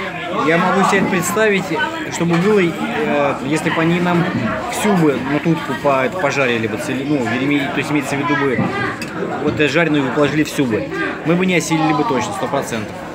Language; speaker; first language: Russian; native; Russian